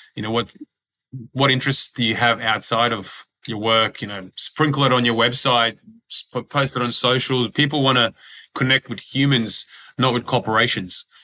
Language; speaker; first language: English; early bilingual, other home language; Croatian